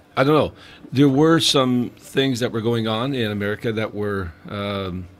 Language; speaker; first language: English; native; English